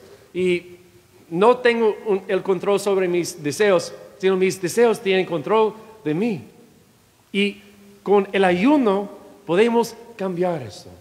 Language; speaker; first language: Spanish; non-native, fluent; English